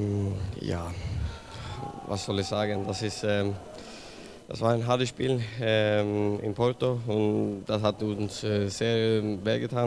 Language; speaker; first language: German; non-native, learner; Swedish